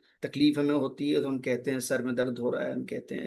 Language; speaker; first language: Hindi; native; Hindi